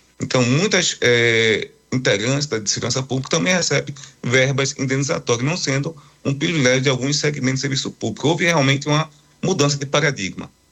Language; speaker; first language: Portuguese; native; Portuguese